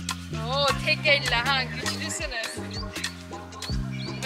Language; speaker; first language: Turkish; native; Turkish